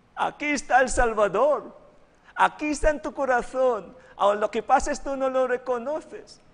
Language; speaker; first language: Spanish; non-native, fluent; Filipino